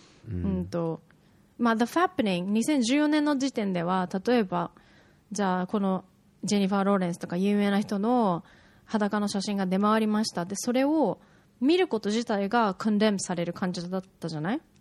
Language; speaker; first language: Japanese; native; Japanese